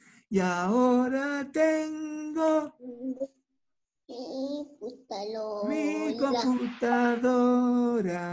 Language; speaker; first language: Spanish; native; Spanish